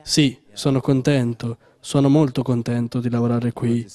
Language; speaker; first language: Italian; non-native, fluent; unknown